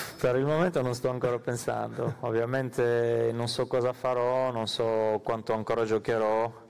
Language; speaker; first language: Italian; non-native, fluent; Armenian